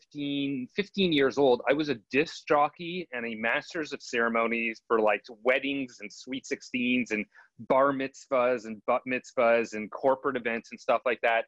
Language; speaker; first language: English; native; English